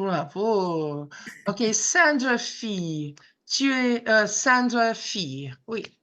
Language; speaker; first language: French; non-native, fluent; English